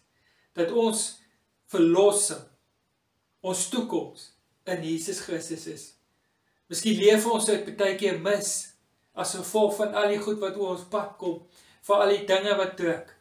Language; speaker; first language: Afrikaans; native; Afrikaans